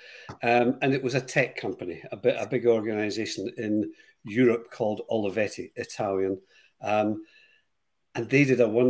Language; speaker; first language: English; native; English